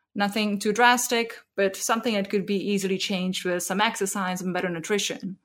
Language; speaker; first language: English; non-native, fluent; Czech